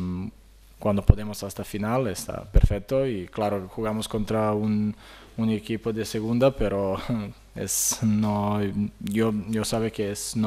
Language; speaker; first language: Spanish; non-native, learner; Serbian